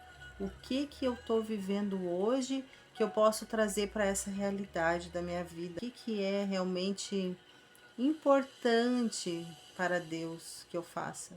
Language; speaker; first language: Portuguese; native; Portuguese